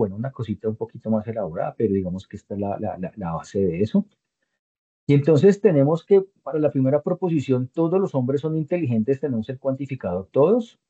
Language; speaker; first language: Spanish; native; Spanish